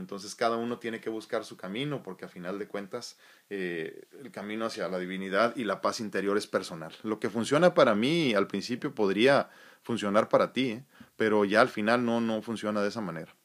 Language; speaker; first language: Spanish; native; Spanish